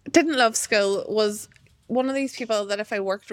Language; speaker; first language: English; native; English